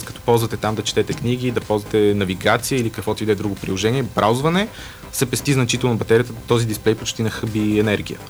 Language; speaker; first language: Bulgarian; native; Bulgarian